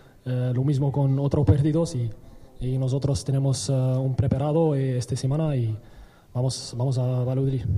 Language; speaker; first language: Spanish; non-native, learner; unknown